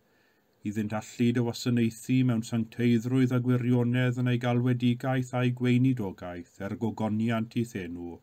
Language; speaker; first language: Welsh; native; Welsh